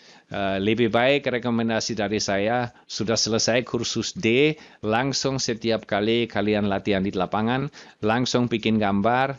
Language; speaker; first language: Indonesian; non-native, fluent; German